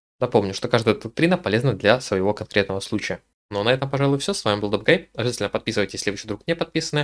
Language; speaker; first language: Russian; native; Russian